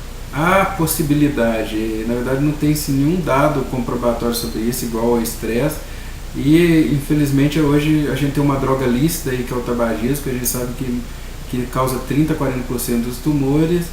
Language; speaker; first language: Portuguese; native; Portuguese